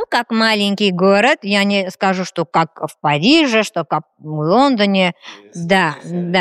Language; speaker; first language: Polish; non-native, learner; Armenian